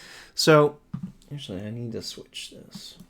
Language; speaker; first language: English; native; English